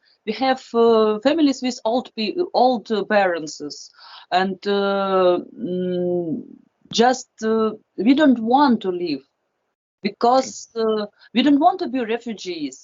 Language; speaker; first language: English; non-native, fluent; Russian